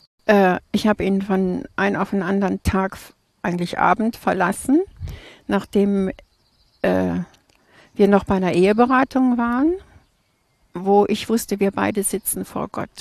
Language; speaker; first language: German; native; German